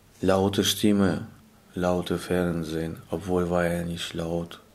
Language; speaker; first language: German; non-native, learner; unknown